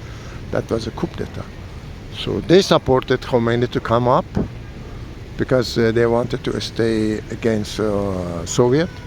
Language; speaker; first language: English; non-native, learner; Persian